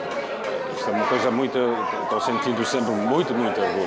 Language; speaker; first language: Portuguese; non-native, local second language; Kabuverdianu